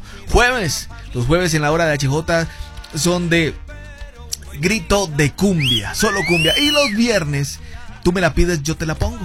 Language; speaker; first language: Spanish; native; Spanish